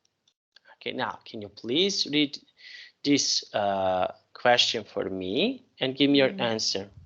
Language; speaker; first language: English; non-native, fluent; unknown